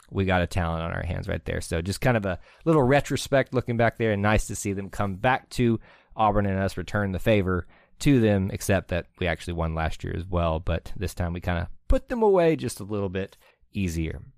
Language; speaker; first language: English; native; English